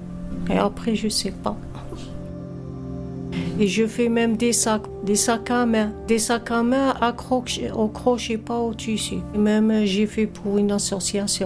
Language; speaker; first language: French; non-native, learner; Arabic